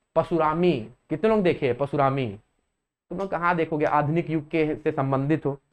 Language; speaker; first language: Hindi; native; Hindi